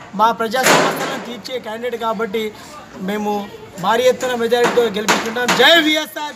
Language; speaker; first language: Telugu; non-native, local second language; Lambadi